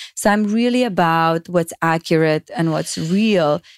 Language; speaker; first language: English; non-native, fluent; Romanian